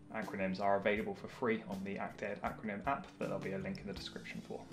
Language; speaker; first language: English; native; English